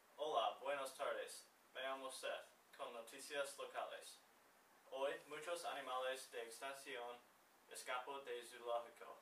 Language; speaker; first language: Spanish; non-native, learner; English